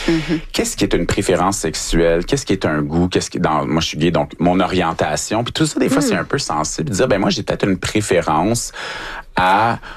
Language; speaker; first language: French; native; French